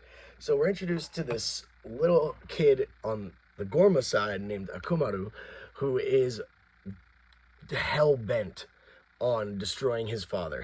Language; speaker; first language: English; native; English